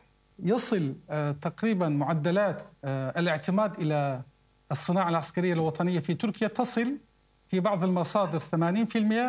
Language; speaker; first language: Arabic; non-native, fluent; Turkish